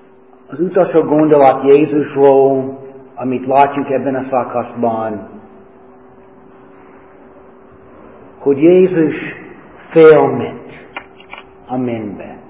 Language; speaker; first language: Hungarian; non-native, learner; English